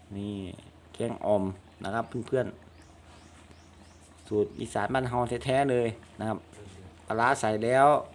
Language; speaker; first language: Thai; native; Thai